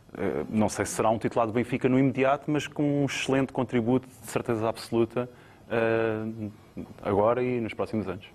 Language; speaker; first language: Portuguese; native; Portuguese